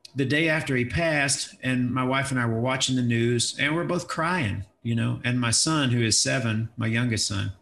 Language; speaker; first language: English; native; English